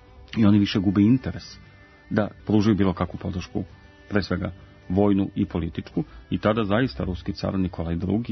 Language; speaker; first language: Croatian; native; Croatian